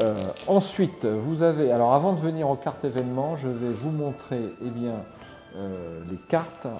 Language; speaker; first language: French; native; French